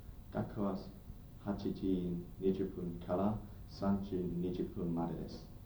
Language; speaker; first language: Japanese; non-native, learner; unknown